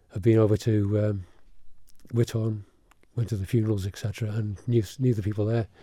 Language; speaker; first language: English; early bilingual, other home language; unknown